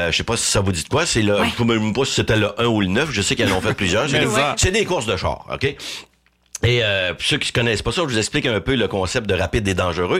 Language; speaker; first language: French; native; French